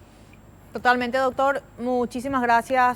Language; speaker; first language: Spanish; native; Spanish